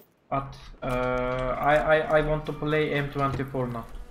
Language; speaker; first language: English; non-native, learner; Turkish